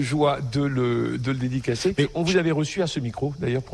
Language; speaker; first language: French; native; French